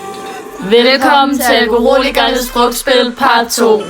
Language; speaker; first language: Danish; native; Danish